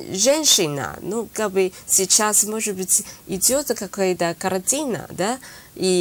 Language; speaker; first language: Russian; non-native, learner; Chinese